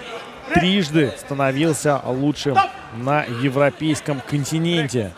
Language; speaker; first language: Russian; native; Russian